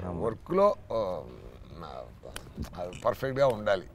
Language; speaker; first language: Telugu; non-native, fluent; Tamil